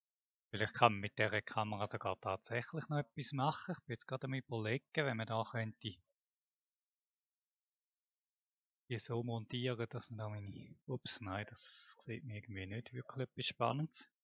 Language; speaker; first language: German; native; German